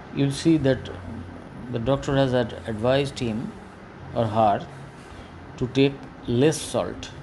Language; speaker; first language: English; non-native, local second language; Bangla